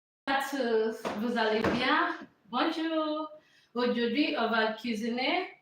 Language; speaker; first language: French; non-native, learner; English